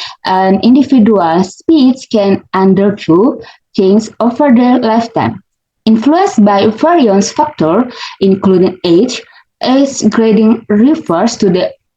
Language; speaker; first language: English; non-native, learner; Indonesian